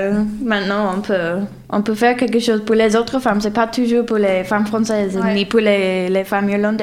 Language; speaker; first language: French; non-native, fluent; English